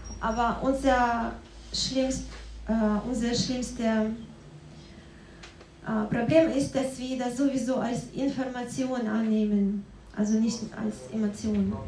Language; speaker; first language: German; non-native, fluent; Russian